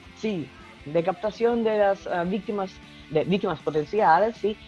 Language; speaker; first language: Spanish; non-native, learner; Russian